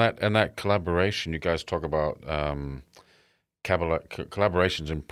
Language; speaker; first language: English; native; English